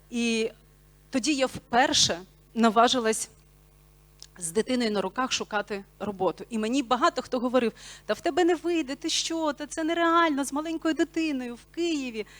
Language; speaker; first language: Ukrainian; non-native, local second language; Bulgarian